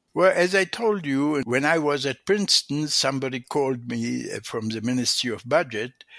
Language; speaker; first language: English; non-native, fluent; Hebrew